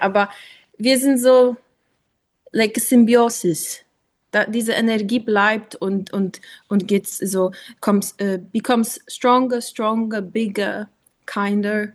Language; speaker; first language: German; non-native, learner; English